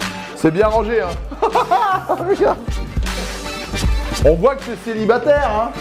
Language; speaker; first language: French; native; French